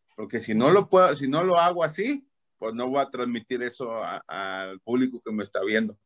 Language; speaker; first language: Spanish; native; Spanish